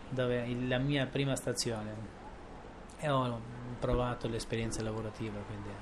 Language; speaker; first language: Italian; non-native, fluent; Albanian